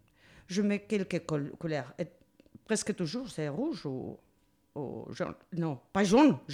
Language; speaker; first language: French; non-native, learner; Spanish